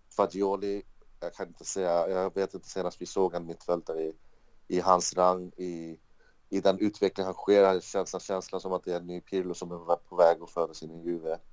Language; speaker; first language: Swedish; early bilingual, other home language; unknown